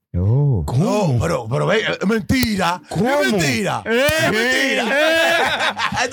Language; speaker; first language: Spanish; native; Spanish